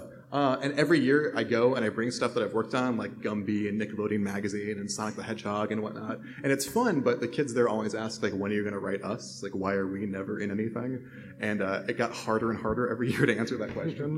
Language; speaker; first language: English; native; English